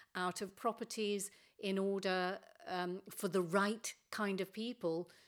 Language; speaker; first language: English; native; English